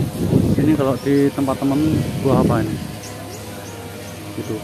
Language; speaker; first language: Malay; non-native, local second language; Javanese